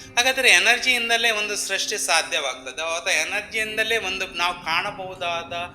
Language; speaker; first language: Kannada; non-native, local second language; Konkani